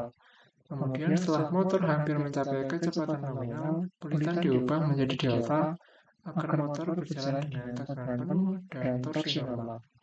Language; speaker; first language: Indonesian; native; Indonesian